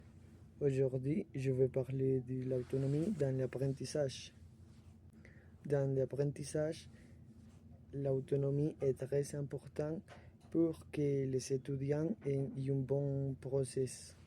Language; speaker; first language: French; non-native, learner; Spanish